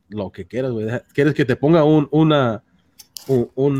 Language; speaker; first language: Spanish; early bilingual, heritage; Spanish